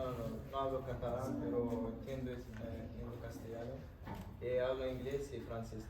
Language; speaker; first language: Spanish; non-native, learner; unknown